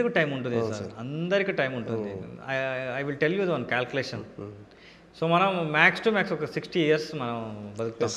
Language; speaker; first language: Telugu; non-native, local second language; Kannada